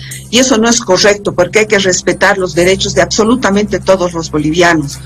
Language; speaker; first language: Spanish; native; Spanish